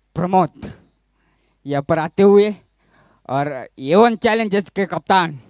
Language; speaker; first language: Hindi; non-native, local second language; Marathi